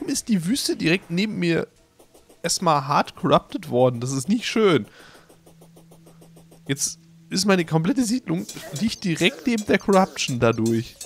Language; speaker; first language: German; native; German